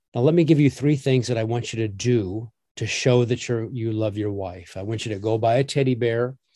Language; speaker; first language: English; native; English